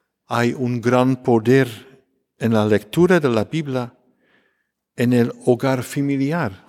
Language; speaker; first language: Spanish; non-native, fluent; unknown